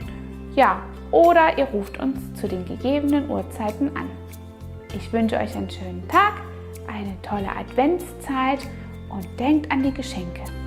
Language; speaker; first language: German; native; German